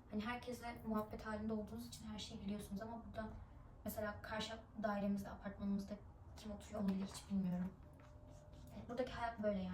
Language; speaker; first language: Turkish; early bilingual, other home language; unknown